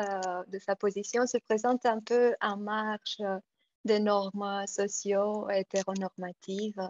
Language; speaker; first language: French; non-native, fluent; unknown